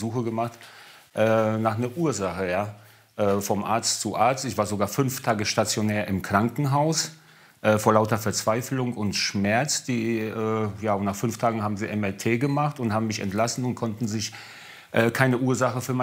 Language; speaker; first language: German; non-native, fluent; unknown